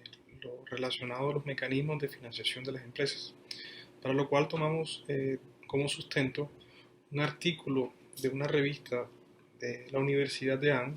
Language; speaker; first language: Spanish; native; Spanish